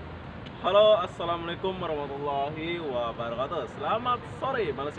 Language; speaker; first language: Indonesian; non-native, local second language; Sasak